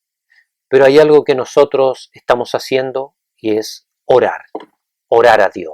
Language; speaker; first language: Spanish; native; Spanish